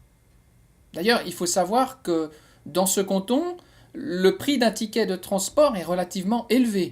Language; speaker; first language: French; native; French